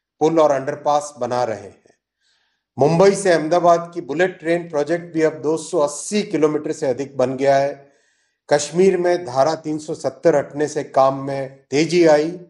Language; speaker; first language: Hindi; native; Hindi